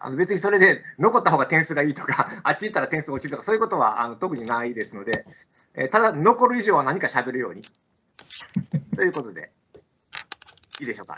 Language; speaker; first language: Japanese; native; Japanese